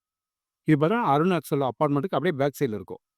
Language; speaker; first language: Tamil; native; Tamil